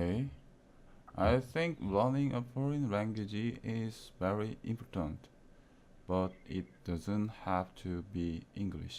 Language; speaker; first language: English; non-native, learner; Korean